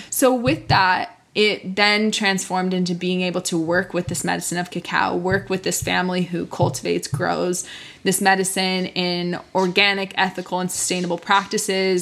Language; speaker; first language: English; early bilingual, other home language; Spanish